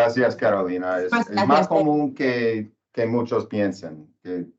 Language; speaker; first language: Spanish; non-native, learner; English